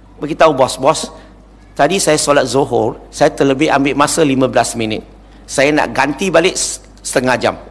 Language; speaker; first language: Malay; non-native, local second language; Chinese